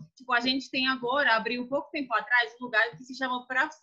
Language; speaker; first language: Portuguese; non-native, fluent; Russian